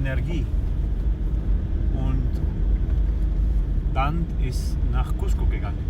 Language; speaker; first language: German; non-native, learner; Spanish